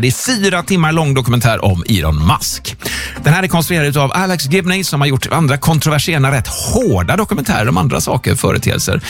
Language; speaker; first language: Swedish; native; Swedish